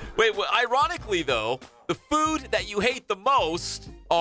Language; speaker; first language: English; native; English